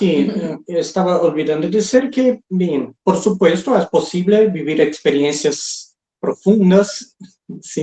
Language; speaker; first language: Spanish; non-native, fluent; Portuguese